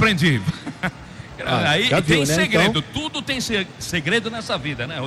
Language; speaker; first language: Portuguese; native; Portuguese